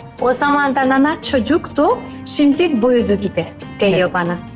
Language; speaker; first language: Turkish; non-native, learner; Georgian